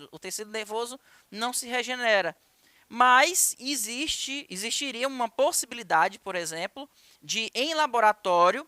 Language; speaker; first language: Portuguese; native; Portuguese